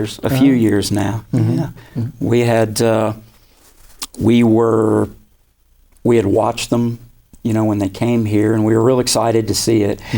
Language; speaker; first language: English; native; English